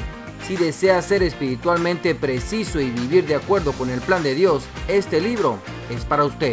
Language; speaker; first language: Spanish; native; Spanish